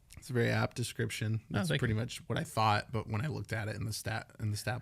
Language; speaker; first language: English; native; English